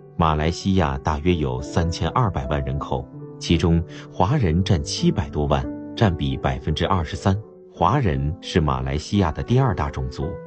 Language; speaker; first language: Chinese; native; Chinese